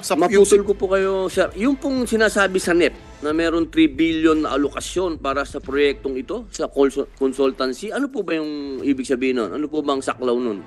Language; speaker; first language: Filipino; native; Filipino